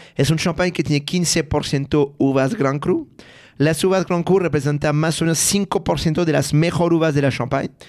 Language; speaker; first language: Spanish; non-native, fluent; French